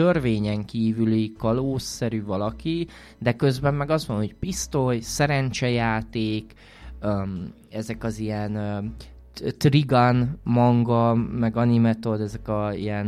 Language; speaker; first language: Hungarian; native; Hungarian